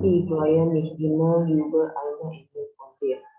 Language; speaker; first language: German; non-native, learner; Indonesian